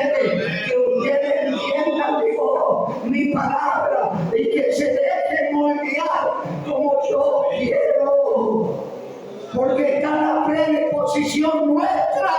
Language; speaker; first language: Spanish; native; Spanish